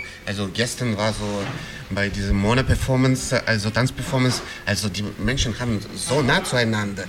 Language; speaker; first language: German; non-native, fluent; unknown